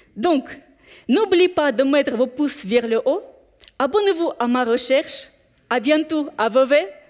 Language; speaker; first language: French; non-native, fluent; Russian